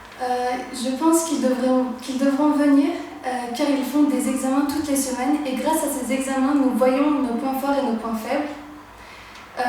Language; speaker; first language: French; early bilingual, other home language; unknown